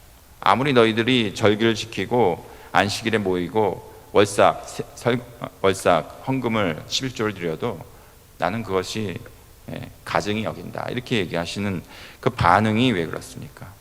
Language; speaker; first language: Korean; native; Korean